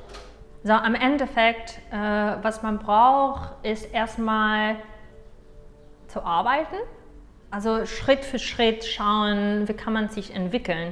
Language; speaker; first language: German; non-native, fluent; Spanish